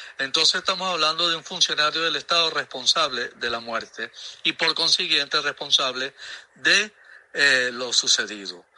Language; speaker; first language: Spanish; native; Spanish